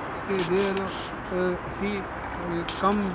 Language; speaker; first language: English; non-native, learner; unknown